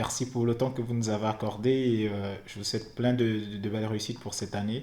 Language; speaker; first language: French; native; French